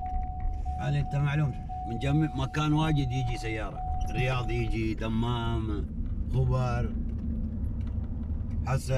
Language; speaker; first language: Arabic; non-native, learner; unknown